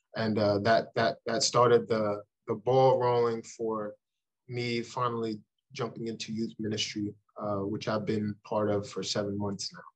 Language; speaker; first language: English; early bilingual, other home language; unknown